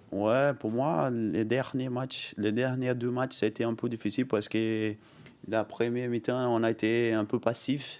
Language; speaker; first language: French; non-native, learner; Portuguese